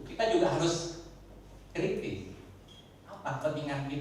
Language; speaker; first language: Indonesian; native; Indonesian